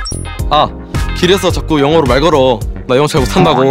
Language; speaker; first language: Korean; early bilingual, other home language; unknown